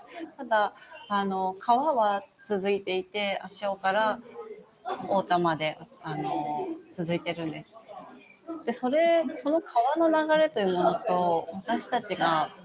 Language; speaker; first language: Japanese; native; Japanese